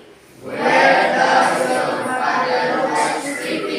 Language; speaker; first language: English; non-native, learner; Indonesian